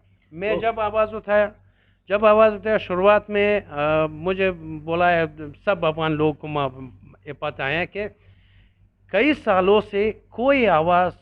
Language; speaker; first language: Hindi; non-native, learner; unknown